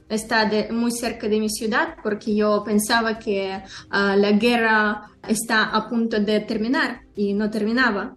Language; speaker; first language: Spanish; non-native, learner; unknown